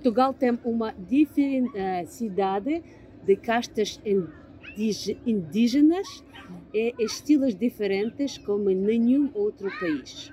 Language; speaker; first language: Portuguese; non-native, learner; English